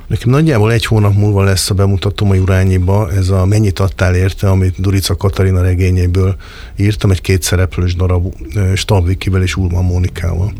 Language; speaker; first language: Hungarian; native; Hungarian